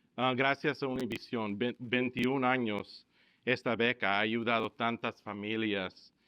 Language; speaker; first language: Spanish; early bilingual, heritage; Spanish